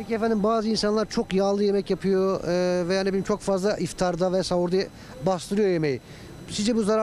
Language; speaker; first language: Turkish; native; Turkish